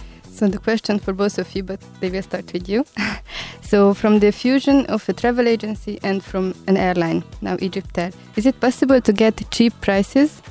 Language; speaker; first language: English; non-native, fluent; Hungarian